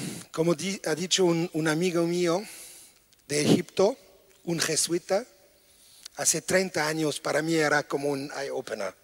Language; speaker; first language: Spanish; non-native, fluent; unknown